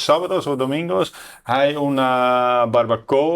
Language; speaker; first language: Spanish; non-native, learner; Dutch